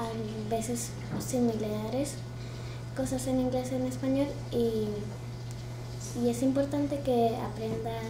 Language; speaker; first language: Spanish; early bilingual, heritage; Spanish